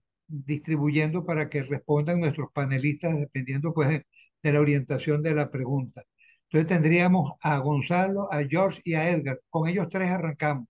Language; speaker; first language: Spanish; native; Spanish